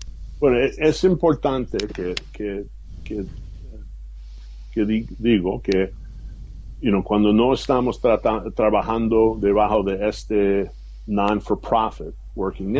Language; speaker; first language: Spanish; non-native, fluent; English